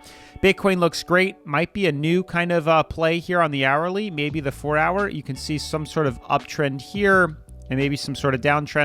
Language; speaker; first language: English; native; English